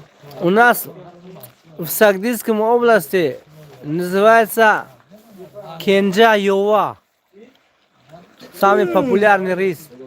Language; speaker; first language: Russian; non-native, local second language; Tajik